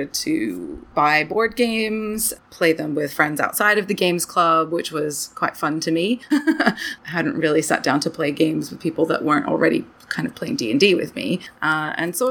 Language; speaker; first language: English; native; English